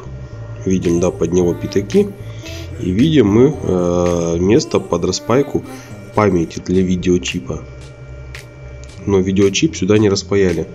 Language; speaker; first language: Russian; native; Russian